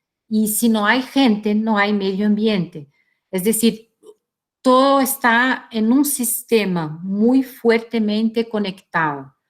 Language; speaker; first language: Spanish; non-native, fluent; Portuguese